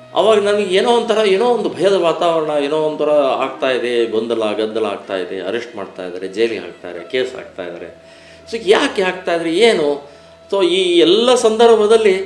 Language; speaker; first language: Kannada; native; Kannada